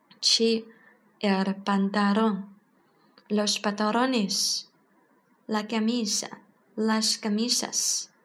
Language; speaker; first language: Spanish; non-native, learner; Chinese